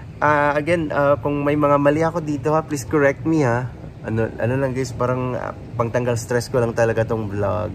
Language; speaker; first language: Filipino; non-native, local second language; Cebuano